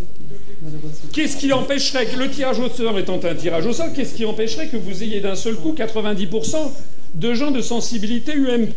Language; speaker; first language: French; native; French